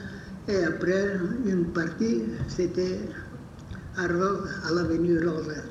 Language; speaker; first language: French; non-native, fluent; Bulgarian